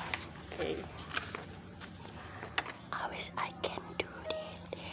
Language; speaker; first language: English; non-native, learner; Indonesian